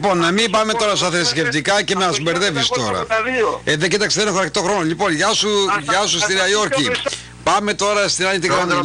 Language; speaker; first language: Greek; native; Greek